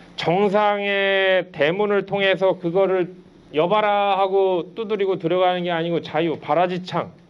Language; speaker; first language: Korean; native; Korean